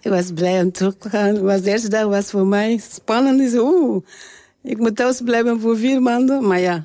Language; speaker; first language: Dutch; non-native, learner; French